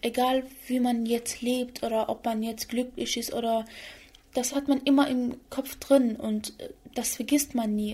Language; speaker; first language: German; early bilingual, other home language; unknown